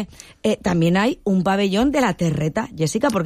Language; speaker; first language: Spanish; native; Spanish